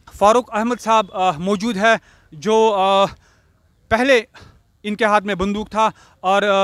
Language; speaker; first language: Hindi; non-native, local second language; Kashmiri